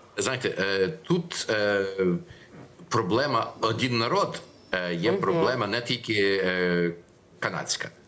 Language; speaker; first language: Ukrainian; early bilingual, heritage; Ukrainian